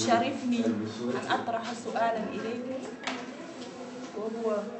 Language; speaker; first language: Arabic; non-native, learner; Wolof